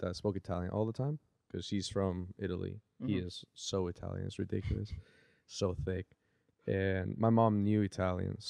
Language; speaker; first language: English; early bilingual, other home language; Spanish